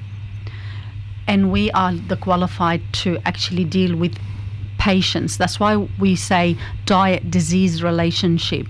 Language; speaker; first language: English; non-native, fluent; Arabic